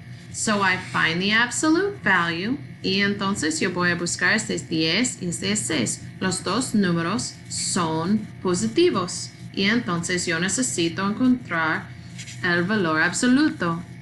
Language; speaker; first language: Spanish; non-native, learner; English